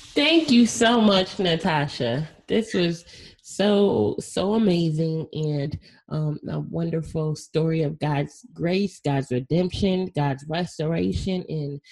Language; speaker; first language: English; native; English